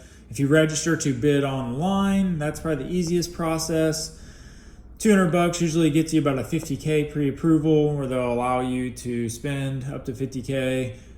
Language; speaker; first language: English; native; English